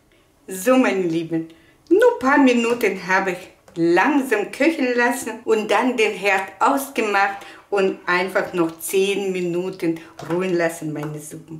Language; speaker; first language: German; non-native, fluent; Russian